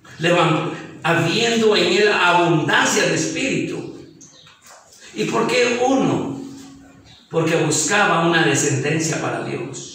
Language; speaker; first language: Spanish; native; Spanish